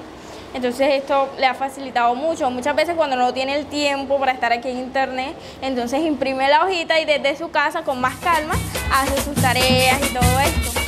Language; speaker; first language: Spanish; native; Spanish